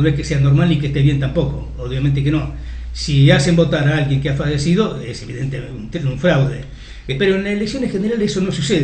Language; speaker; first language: Spanish; native; Spanish